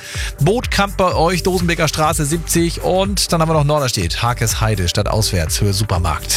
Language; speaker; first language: German; native; German